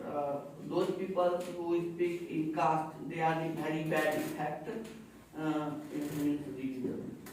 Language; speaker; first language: English; non-native, learner; Hindi